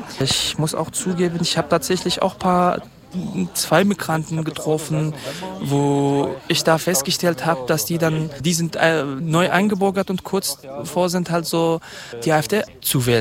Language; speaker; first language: German; non-native, fluent; Kurdish